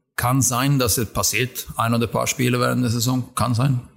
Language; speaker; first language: German; non-native, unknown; Swedish